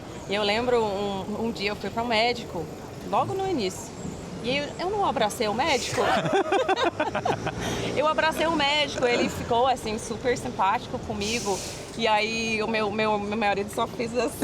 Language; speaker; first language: Portuguese; non-native, fluent; English